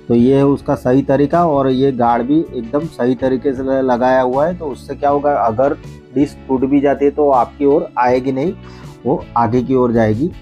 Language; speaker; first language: Hindi; native; Hindi